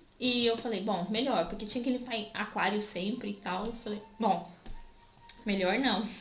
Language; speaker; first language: Portuguese; native; Portuguese